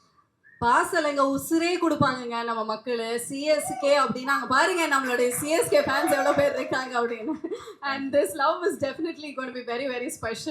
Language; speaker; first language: Tamil; native; Tamil